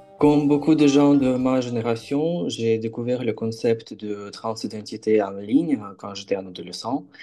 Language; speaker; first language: French; non-native, fluent; Ukrainian